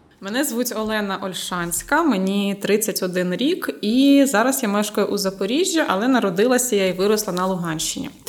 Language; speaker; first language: Ukrainian; native; Ukrainian